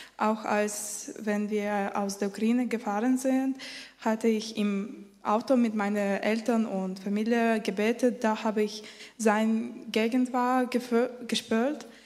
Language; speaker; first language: German; non-native, learner; Ukrainian